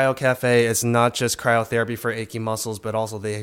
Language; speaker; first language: English; native; English